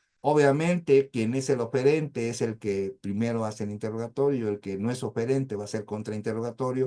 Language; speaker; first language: Spanish; native; Spanish